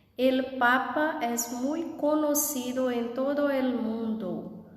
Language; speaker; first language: Spanish; non-native, fluent; Portuguese